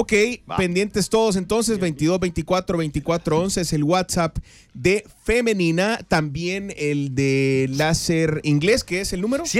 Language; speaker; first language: Spanish; native; Spanish